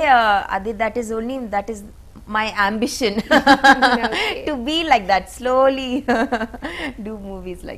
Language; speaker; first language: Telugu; non-native, learner; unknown